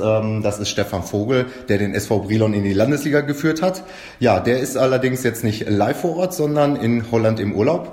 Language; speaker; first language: German; native; German